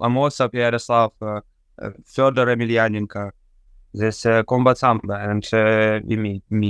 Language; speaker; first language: English; non-native, learner; Ukrainian